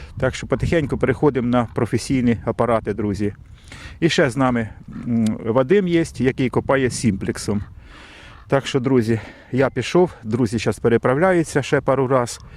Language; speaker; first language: Ukrainian; non-native, local second language; Russian